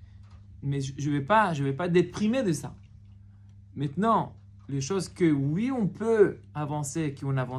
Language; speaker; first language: French; non-native, fluent; Hebrew